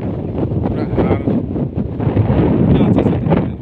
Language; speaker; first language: Hindi; non-native, local second language; Assamese